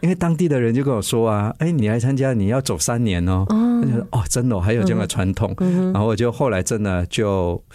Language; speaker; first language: Chinese; native; Chinese